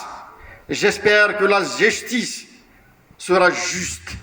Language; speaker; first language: French; non-native, local second language; Kabyle